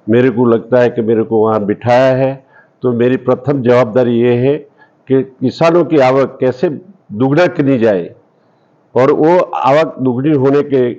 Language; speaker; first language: Hindi; non-native, local second language; Gujarati